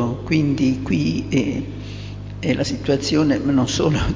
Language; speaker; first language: Italian; native; Italian